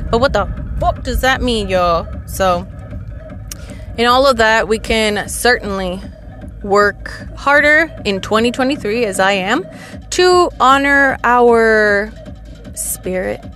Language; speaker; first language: English; early bilingual, other home language; Spanish